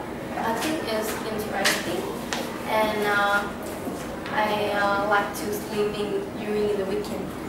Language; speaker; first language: English; non-native, learner; Vietnamese